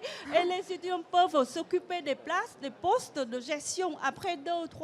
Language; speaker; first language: French; non-native, fluent; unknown